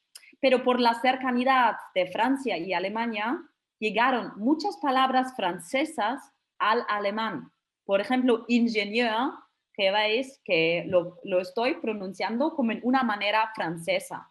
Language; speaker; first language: Spanish; non-native, fluent; German